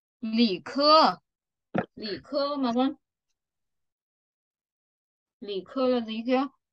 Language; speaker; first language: Chinese; non-native, fluent; Vietnamese